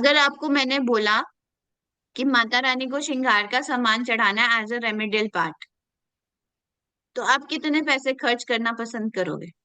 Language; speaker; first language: Hindi; native; Hindi